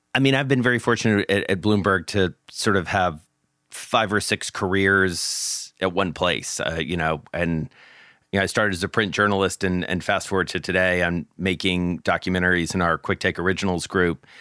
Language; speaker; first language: English; native; English